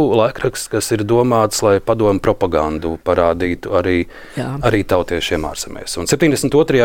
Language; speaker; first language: Latvian; native; Latvian